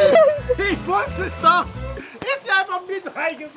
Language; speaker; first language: German; native; German